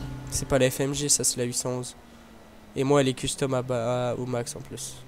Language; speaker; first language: French; native; French